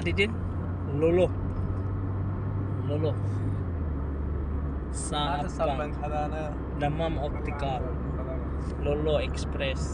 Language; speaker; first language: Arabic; non-native, learner; Filipino